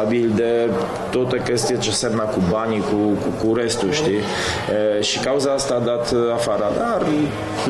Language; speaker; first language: Romanian; non-native, fluent; Polish